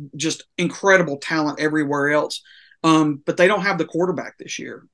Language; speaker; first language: English; native; English